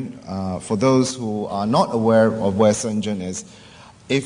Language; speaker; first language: English; non-native, local second language; Min Nan Chinese